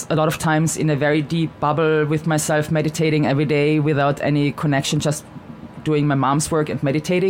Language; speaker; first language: English; non-native, fluent; German